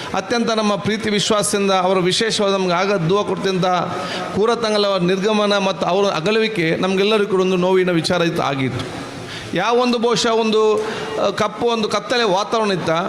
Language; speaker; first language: Kannada; non-native, local second language; Badaga